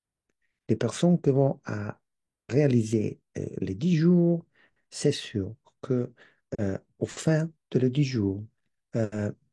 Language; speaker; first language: French; non-native, learner; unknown